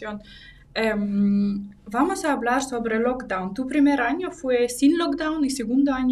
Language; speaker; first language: Spanish; non-native, fluent; Russian